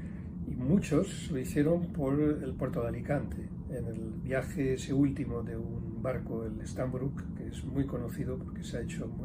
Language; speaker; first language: Spanish; native; Spanish